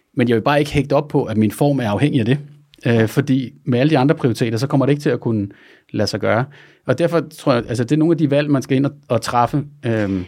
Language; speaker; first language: Danish; native; Danish